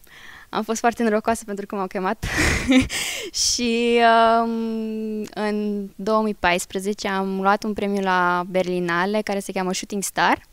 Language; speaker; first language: Romanian; early bilingual, heritage; Romanian